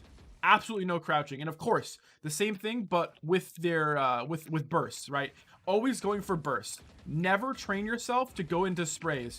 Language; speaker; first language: English; native; English